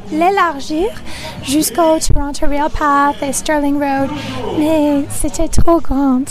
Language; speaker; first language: French; non-native, local second language; English